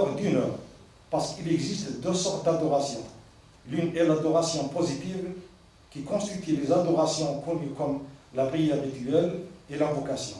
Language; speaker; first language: French; non-native, local second language; Arabic